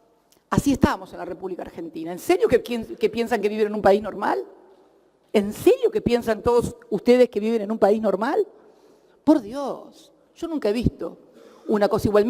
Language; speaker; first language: Spanish; native; Spanish